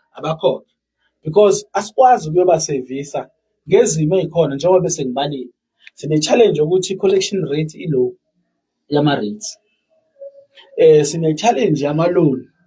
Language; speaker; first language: Zulu; native; Zulu